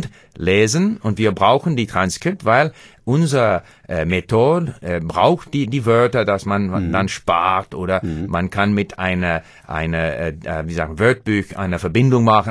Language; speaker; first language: German; non-native, learner; English